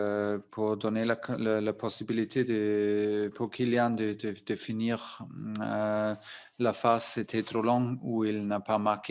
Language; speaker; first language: French; non-native, fluent; German